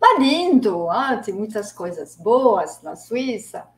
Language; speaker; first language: Portuguese; non-native, fluent; French